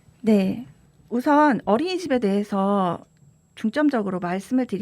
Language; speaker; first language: Korean; native; Korean